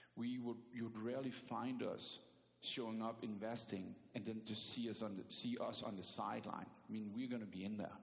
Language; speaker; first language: English; non-native, fluent; Danish